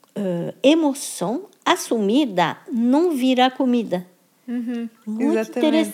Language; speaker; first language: Portuguese; non-native, fluent; French